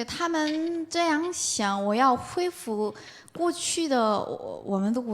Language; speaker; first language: Chinese; non-native, fluent; Korean